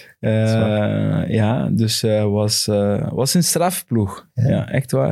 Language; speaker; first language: Dutch; non-native, fluent; Portuguese